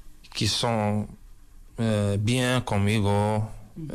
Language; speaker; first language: Spanish; non-native, learner; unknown